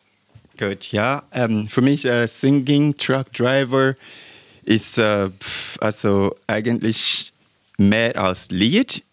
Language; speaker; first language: German; non-native, learner; English